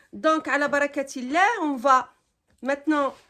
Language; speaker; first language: French; non-native, local second language; Arabic